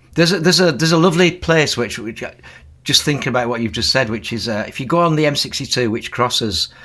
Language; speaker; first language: English; native; English